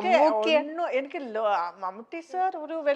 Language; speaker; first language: Malayalam; non-native, learner; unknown